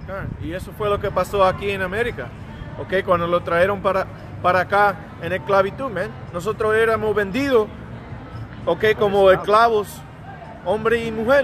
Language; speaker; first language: Spanish; early bilingual, heritage; Spanish